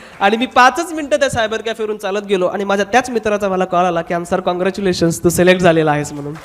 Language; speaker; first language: Marathi; non-native, local second language; Hindi